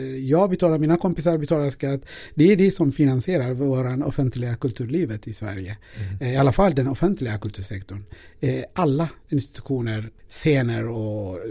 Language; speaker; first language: Swedish; non-native, fluent; Amharic